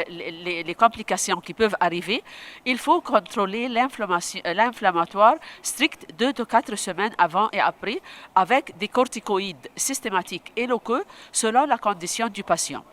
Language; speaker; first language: French; non-native, local second language; Arabic